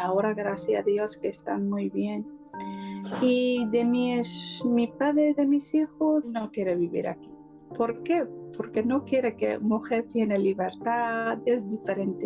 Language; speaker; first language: Spanish; non-native, learner; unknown